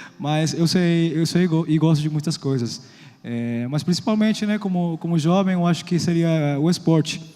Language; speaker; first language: Portuguese; non-native, fluent; Spanish